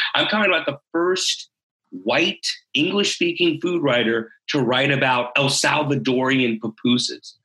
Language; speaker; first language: English; native; English